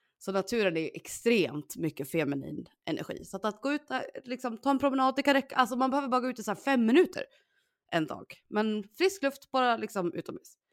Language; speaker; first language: Swedish; native; Swedish